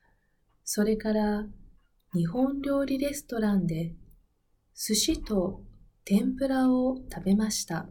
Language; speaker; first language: Japanese; non-native, learner; Spanish